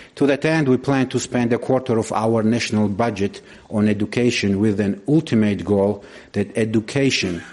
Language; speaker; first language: English; non-native, fluent; Georgian